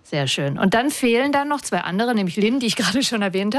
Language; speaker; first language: German; native; German